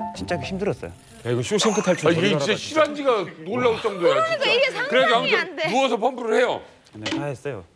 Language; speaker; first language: Korean; native; Korean